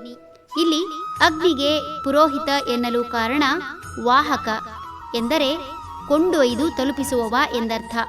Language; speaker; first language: Kannada; native; Kannada